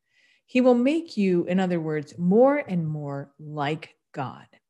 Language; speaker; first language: English; native; English